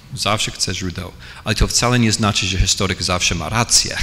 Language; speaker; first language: Polish; non-native, fluent; English